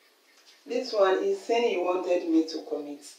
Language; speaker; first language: English; non-native, local second language; Akan